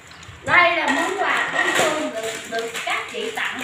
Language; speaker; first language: Vietnamese; native; Vietnamese